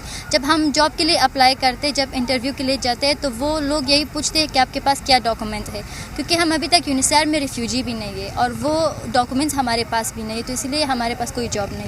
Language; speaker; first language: Hindi; non-native, fluent; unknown